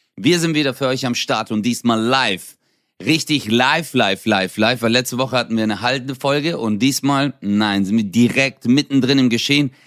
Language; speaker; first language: German; early bilingual, other home language; Turkish